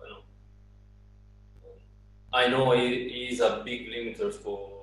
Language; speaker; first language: English; non-native, learner; Italian